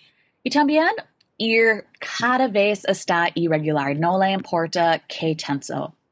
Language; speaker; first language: Spanish; non-native, learner; English